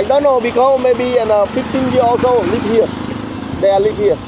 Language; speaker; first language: English; non-native, learner; Khmer